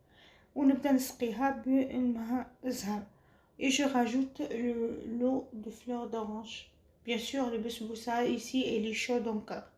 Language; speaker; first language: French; non-native, fluent; Arabic